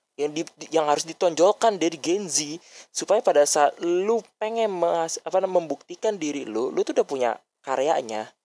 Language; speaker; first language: Indonesian; native; Indonesian